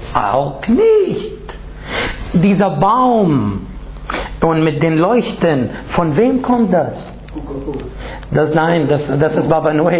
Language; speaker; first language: German; non-native, fluent; Arabic